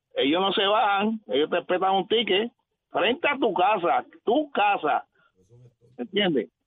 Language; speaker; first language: Spanish; native; Spanish